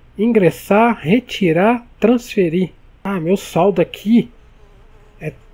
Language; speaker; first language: Portuguese; native; Portuguese